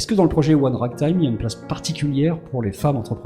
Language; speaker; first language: French; native; French